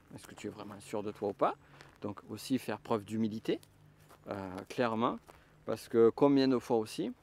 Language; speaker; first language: French; native; French